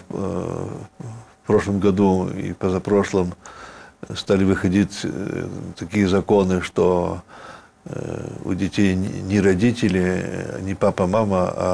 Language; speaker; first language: Russian; early bilingual, heritage; Russian